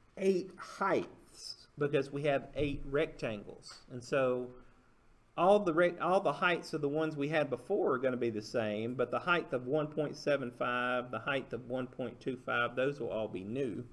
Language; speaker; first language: English; native; English